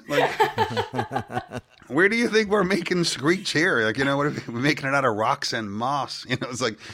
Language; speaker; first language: English; native; English